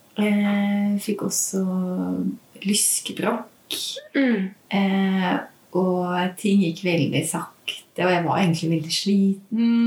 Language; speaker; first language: Norwegian; native; Norwegian